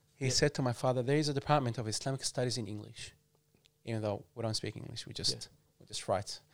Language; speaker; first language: English; non-native, fluent; Arabic